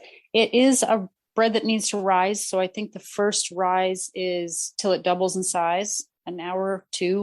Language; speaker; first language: English; native; English